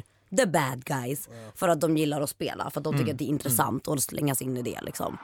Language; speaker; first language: Swedish; native; Swedish